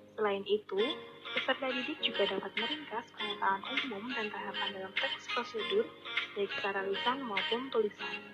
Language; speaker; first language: Indonesian; native; Indonesian